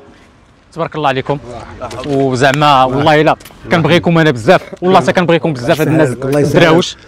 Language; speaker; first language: Arabic; native; Arabic